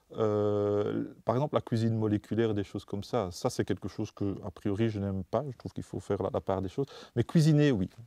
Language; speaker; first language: French; non-native, fluent; Dutch